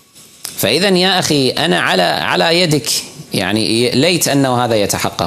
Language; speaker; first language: Arabic; native; Arabic